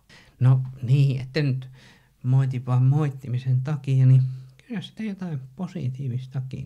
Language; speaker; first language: Finnish; native; Finnish